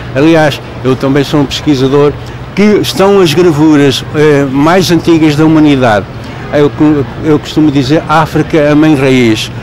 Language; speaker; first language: Portuguese; native; Portuguese